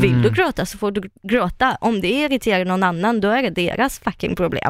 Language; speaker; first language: Swedish; non-native, fluent; Russian